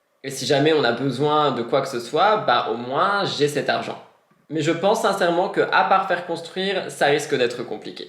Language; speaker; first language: French; native; French